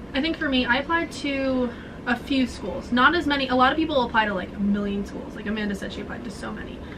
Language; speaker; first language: English; native; English